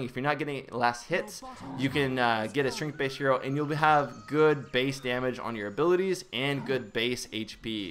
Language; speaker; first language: English; native; English